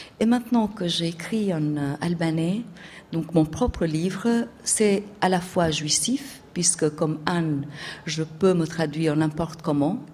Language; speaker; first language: French; non-native, fluent; Albanian